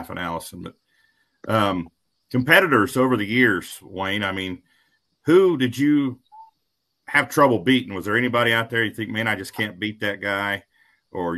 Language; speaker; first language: English; native; English